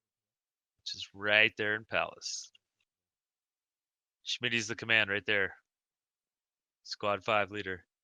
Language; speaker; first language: English; native; English